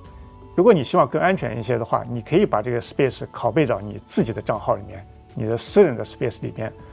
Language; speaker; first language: Chinese; native; Chinese